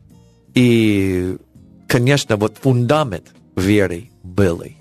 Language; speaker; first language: Russian; non-native, learner; English